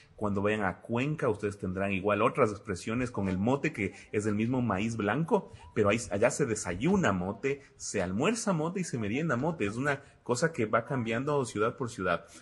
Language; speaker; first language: Spanish; native; Spanish